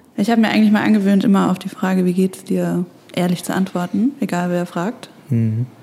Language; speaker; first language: German; native; German